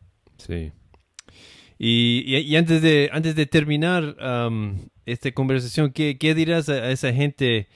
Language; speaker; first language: Spanish; non-native, fluent; English